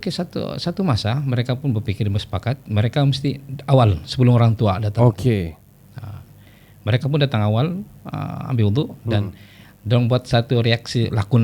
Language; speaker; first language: Malay; native; Malay